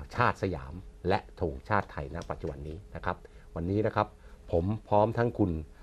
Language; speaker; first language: Thai; native; Thai